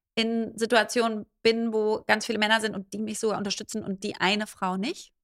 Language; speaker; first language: German; native; German